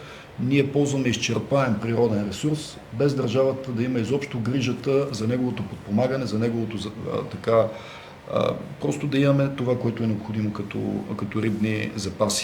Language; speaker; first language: Bulgarian; native; Bulgarian